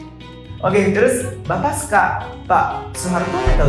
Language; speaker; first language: Indonesian; non-native, fluent; Japanese